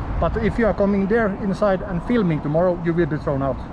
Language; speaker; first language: English; non-native, fluent; Finnish